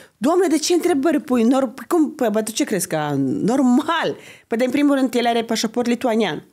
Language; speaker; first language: Romanian; non-native, fluent; Lithuanian